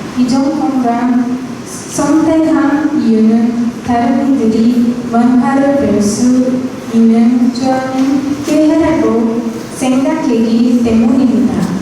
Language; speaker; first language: Korean; non-native, learner; Portuguese